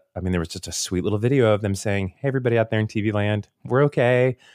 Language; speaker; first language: English; native; English